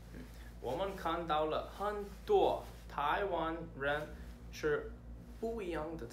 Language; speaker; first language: Chinese; non-native, learner; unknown